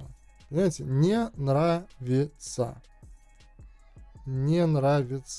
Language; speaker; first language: Russian; native; Russian